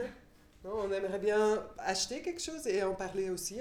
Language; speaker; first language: French; non-native, local second language; Dutch